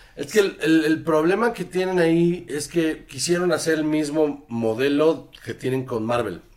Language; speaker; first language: Spanish; native; Spanish